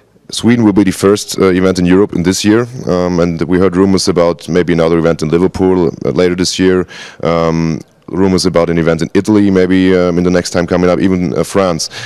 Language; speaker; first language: English; non-native, fluent; German